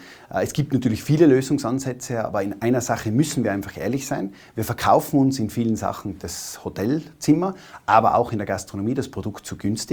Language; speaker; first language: German; native; German